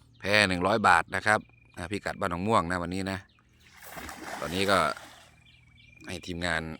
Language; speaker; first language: Thai; non-native, local second language; Lao